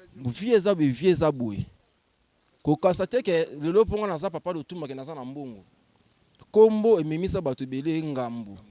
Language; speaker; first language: Lingala; native; Lingala